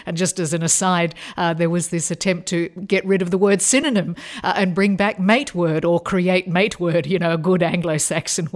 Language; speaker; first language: English; native; English